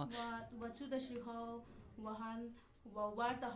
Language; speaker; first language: Chinese; non-native, learner; Nepali